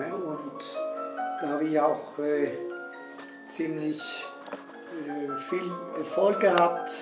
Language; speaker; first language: German; non-native, fluent; Spanish